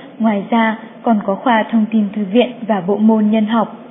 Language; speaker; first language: Vietnamese; native; Vietnamese